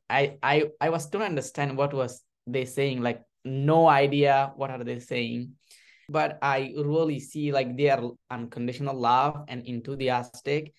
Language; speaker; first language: English; non-native, learner; Rohingya